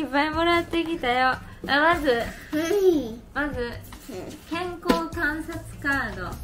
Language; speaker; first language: Japanese; native; Japanese